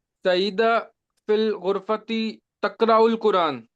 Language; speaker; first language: Arabic; non-native, learner; Urdu